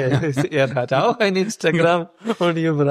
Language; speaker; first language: German; non-native, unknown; Malayalam